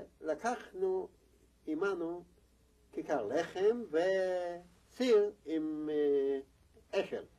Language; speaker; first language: Hebrew; non-native, fluent; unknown